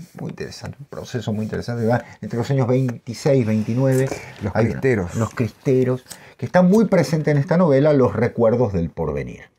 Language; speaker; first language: Spanish; native; Spanish